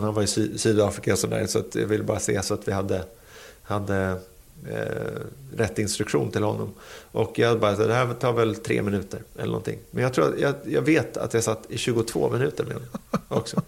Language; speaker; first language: Swedish; native; Swedish